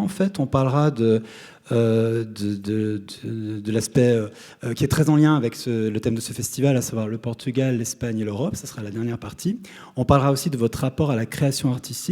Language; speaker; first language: French; native; French